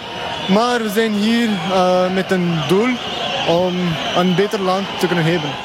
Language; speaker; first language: Dutch; non-native, fluent; Albanian